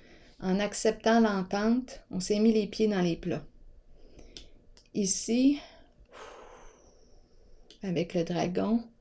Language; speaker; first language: French; native; French